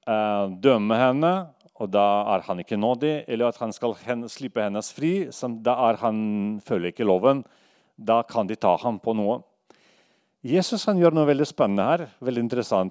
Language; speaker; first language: Norwegian; non-native, fluent; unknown